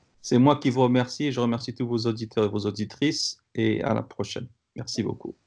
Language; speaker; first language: French; non-native, local second language; Kabyle